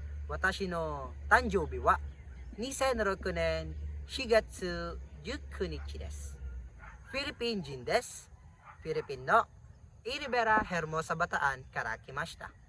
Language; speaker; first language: Japanese; non-native, learner; Filipino